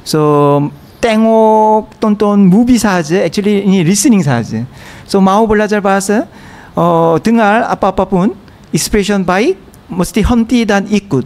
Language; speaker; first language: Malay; non-native, learner; Korean